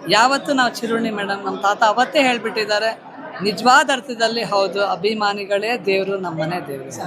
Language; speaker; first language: Kannada; native; Kannada